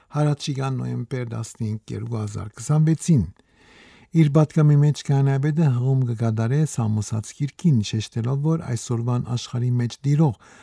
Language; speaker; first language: Armenian; native; Armenian